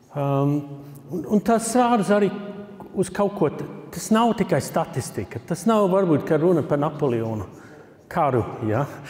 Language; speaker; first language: Latvian; early bilingual, heritage; Latvian